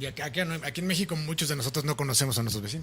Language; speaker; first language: Spanish; native; Spanish